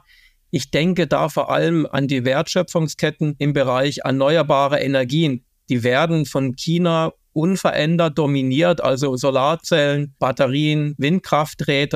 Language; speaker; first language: German; native; German